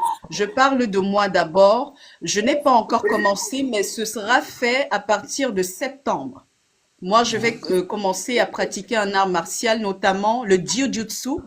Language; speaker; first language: French; native; French